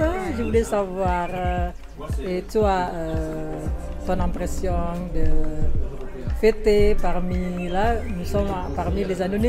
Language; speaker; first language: French; non-native, fluent; Indonesian